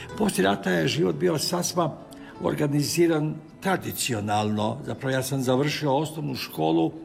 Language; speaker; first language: Croatian; native; Croatian